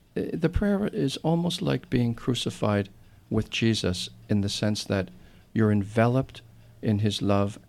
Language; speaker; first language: English; native; English